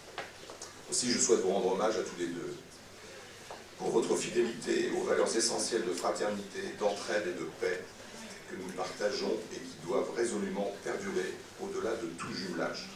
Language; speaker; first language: French; native; French